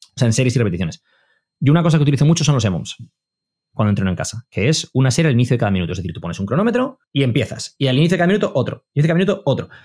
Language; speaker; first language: Spanish; native; Spanish